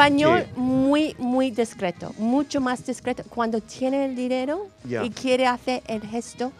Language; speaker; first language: Spanish; non-native, fluent; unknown